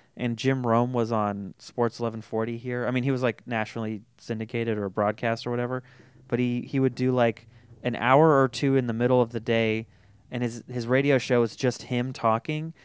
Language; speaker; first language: English; native; English